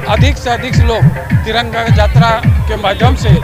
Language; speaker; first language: Hindi; native; Hindi